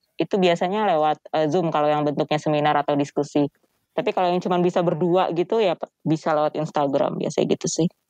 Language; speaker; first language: Indonesian; native; Indonesian